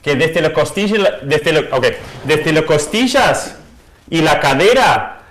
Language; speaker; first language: Spanish; non-native, fluent; English